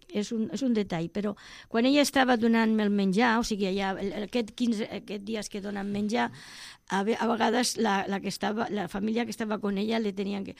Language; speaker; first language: Catalan; non-native, local second language; Spanish